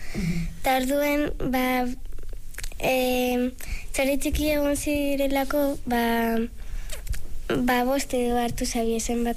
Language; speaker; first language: Basque; native; Basque